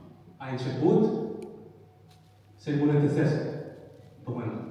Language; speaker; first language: Romanian; non-native, learner; Italian